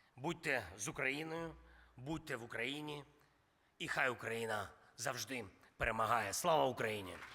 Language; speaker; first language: Ukrainian; non-native, local second language; Russian